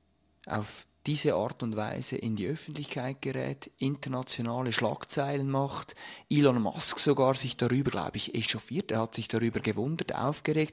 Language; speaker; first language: German; native; German